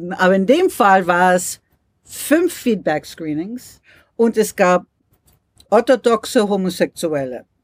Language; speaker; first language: German; non-native, fluent; English